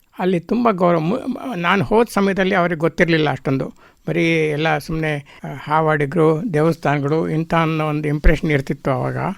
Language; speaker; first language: Kannada; native; Kannada